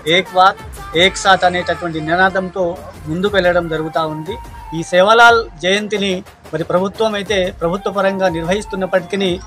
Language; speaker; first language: Telugu; non-native, local second language; Lambadi